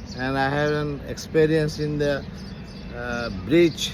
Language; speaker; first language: English; non-native, local second language; Bangla